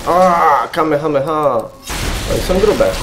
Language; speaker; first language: Polish; native; Polish